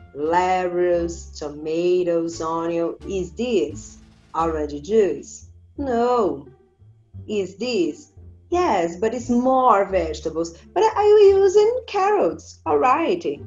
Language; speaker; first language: English; non-native, learner; Portuguese